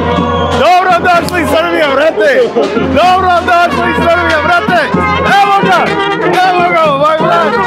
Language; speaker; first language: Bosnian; non-native, learner; English